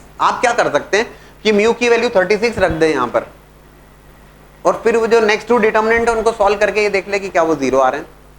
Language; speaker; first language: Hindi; native; Hindi